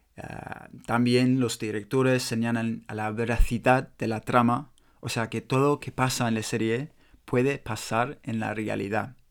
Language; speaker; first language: Spanish; non-native, learner; English